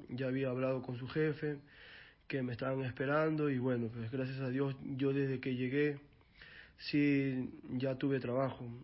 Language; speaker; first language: Spanish; native; Spanish